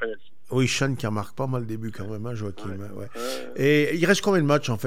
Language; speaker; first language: French; native; French